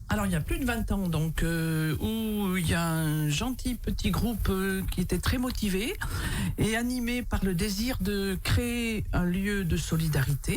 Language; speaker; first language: French; native; French